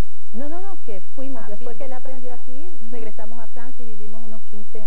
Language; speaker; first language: Spanish; early bilingual, other home language; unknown